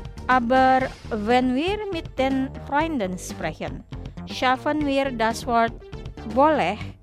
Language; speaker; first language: German; non-native, fluent; Indonesian